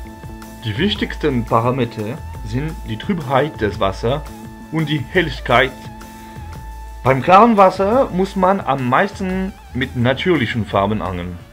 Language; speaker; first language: German; non-native, fluent; French